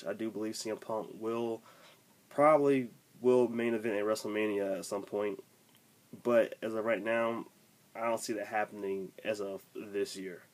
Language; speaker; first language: English; native; English